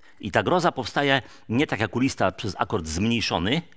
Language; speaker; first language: Polish; native; Polish